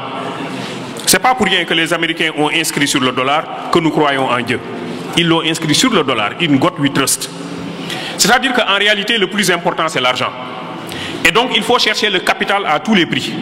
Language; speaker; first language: French; non-native, local second language; Wolof